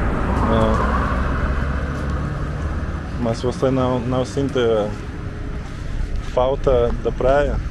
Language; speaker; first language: Portuguese; non-native, learner; Russian